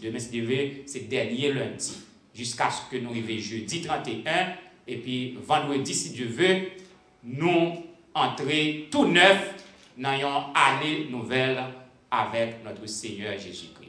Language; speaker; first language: French; native; French